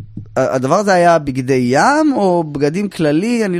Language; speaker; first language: Hebrew; native; Hebrew